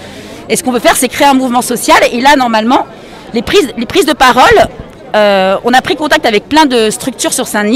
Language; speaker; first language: French; native; French